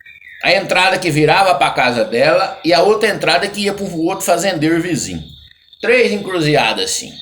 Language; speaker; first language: Portuguese; native; Portuguese